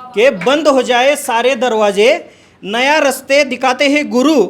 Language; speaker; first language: Hindi; non-native, local second language; Marathi